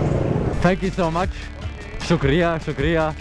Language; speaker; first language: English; non-native, learner; German